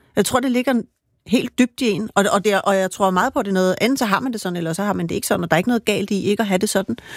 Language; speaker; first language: Danish; native; Danish